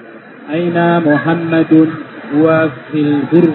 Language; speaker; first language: Arabic; non-native, learner; Indonesian